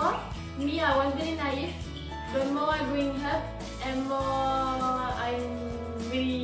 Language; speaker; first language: English; non-native, learner; French